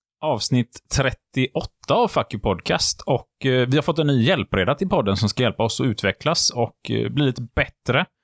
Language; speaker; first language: Swedish; native; Swedish